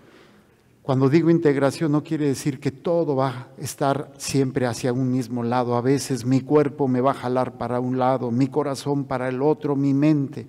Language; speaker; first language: Spanish; native; Spanish